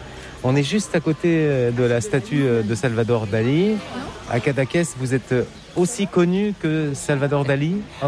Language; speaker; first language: French; native; French